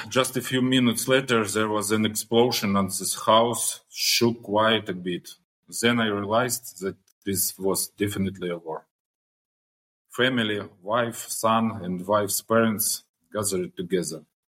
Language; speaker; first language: English; non-native, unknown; Ukrainian